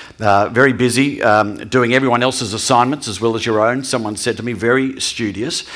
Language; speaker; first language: English; native; English